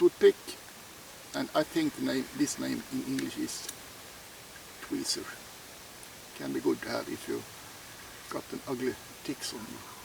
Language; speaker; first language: English; non-native, fluent; Swedish